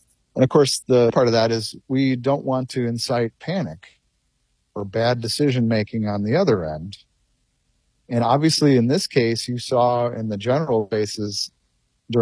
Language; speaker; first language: English; native; English